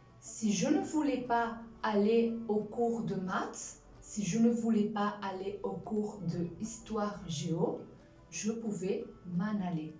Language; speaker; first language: French; non-native, fluent; Spanish